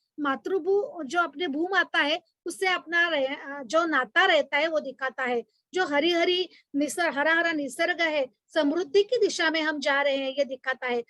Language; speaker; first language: Hindi; non-native, local second language; Marathi